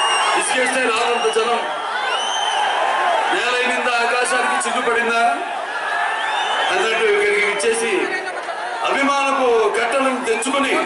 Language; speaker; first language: Telugu; native; Telugu